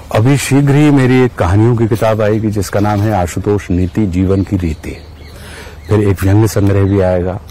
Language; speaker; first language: Hindi; native; Hindi